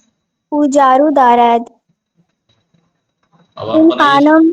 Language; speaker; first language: Persian; non-native, learner; Urdu